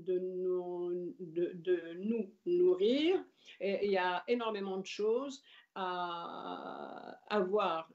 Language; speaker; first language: French; non-native, local second language; Arabic